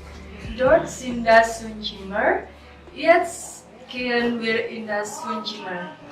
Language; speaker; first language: German; non-native, learner; Indonesian